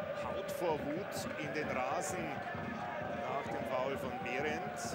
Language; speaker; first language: German; native; German